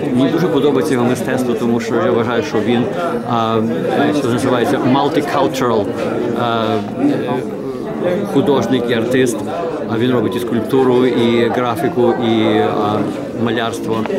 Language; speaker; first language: Ukrainian; early bilingual, heritage; Ukrainian